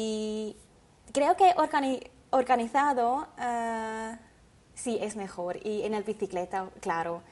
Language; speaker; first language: Spanish; non-native, learner; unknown